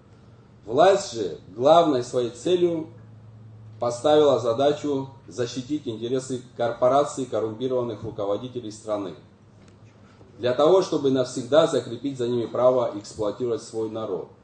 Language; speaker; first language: Russian; native; Russian